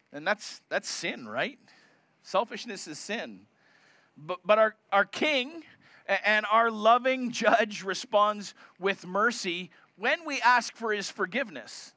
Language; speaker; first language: English; native; English